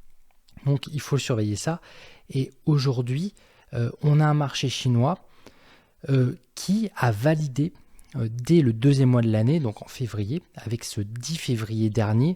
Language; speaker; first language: French; native; French